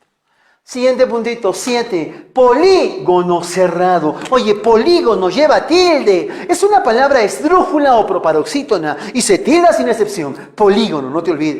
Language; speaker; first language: Spanish; native; Spanish